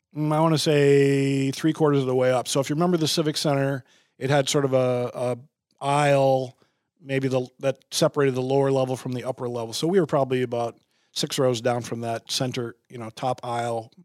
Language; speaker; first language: English; native; English